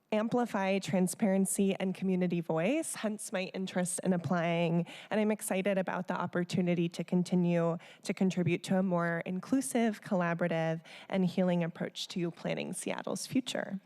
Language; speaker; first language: English; native; English